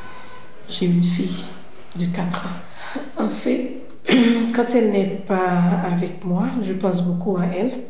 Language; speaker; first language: French; non-native, local second language; Haitian Creole